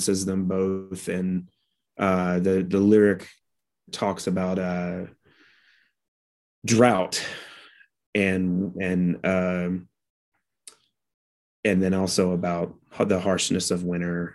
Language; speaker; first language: English; native; English